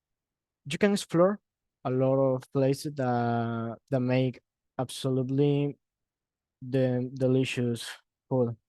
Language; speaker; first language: English; non-native, learner; Spanish